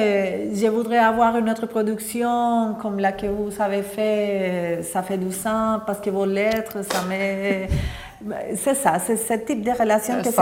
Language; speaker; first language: French; non-native, fluent; Spanish